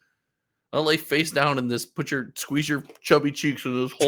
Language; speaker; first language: English; native; English